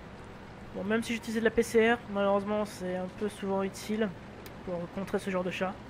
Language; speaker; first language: French; native; French